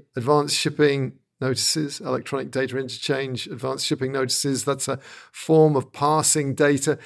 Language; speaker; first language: English; native; English